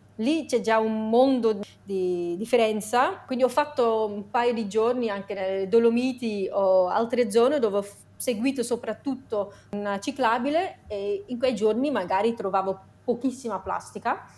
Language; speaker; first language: Italian; non-native, fluent; Dutch